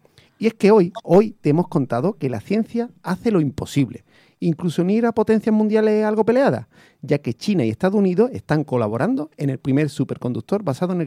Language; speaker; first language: Spanish; native; Spanish